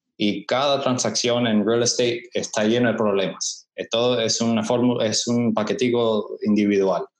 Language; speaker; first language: Spanish; early bilingual, heritage; Spanish